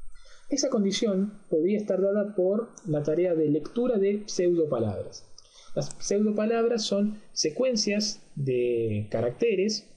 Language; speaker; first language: Spanish; native; Spanish